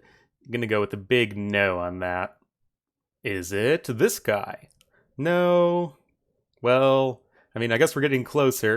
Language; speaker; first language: English; native; English